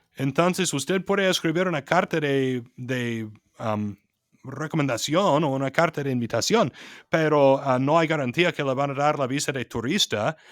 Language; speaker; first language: Spanish; non-native, fluent; English